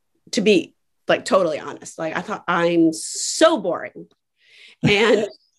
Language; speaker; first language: English; native; English